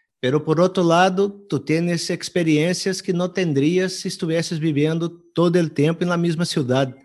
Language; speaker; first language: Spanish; non-native, fluent; Portuguese